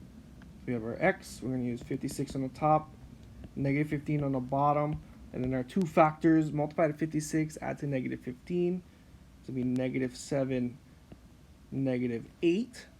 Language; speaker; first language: English; native; English